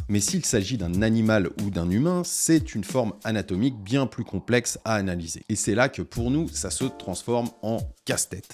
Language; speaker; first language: French; native; French